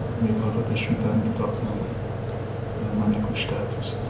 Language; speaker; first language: Hungarian; non-native, learner; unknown